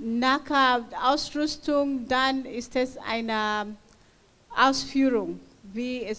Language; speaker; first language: German; non-native, fluent; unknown